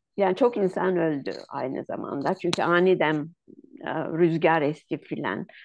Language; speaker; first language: Turkish; non-native, local second language; Ladino